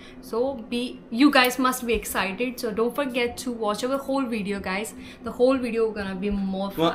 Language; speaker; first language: English; non-native, local second language; Hindi